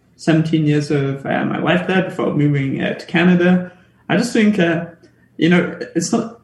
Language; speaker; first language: English; native; English